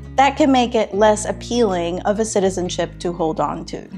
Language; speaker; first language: English; non-native, local second language; Filipino